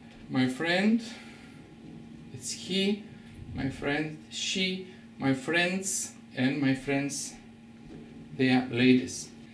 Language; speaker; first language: English; non-native, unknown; Lithuanian